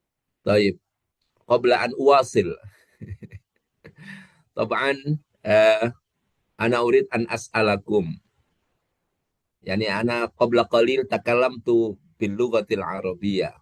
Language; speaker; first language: Arabic; non-native, fluent; Indonesian